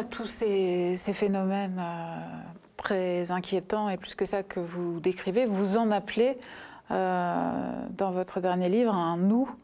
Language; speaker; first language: French; native; French